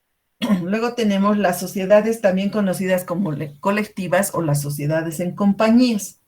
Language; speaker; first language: Spanish; native; Spanish